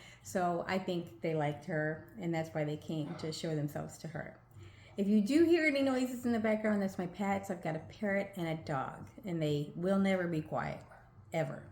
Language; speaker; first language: English; native; English